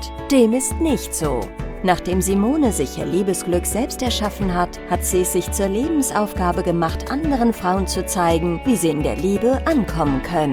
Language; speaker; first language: German; native; German